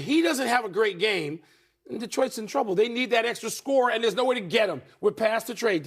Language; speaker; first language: English; native; English